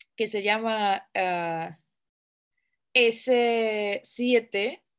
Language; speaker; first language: Spanish; non-native, fluent; Russian